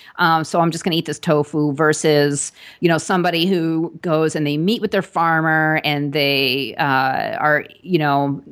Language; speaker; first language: English; native; English